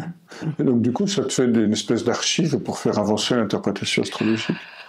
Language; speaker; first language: French; native; French